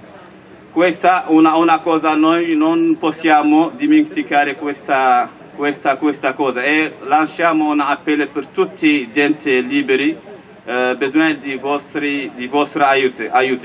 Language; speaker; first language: Italian; non-native, learner; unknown